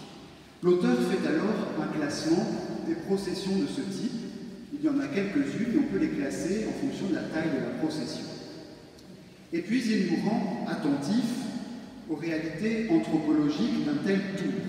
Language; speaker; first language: French; native; French